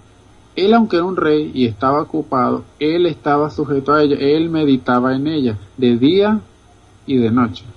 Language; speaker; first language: Spanish; native; Spanish